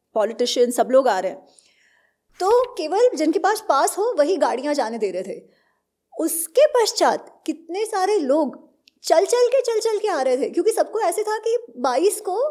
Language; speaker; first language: Hindi; non-native, local second language; Gujarati